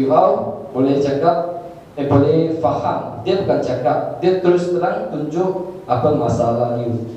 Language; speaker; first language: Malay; non-native, local second language; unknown